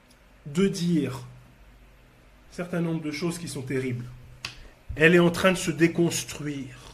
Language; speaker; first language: French; native; French